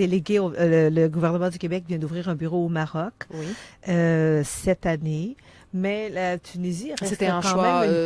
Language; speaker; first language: French; native; French